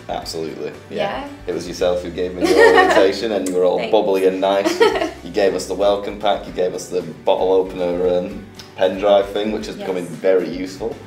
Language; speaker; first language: English; native; English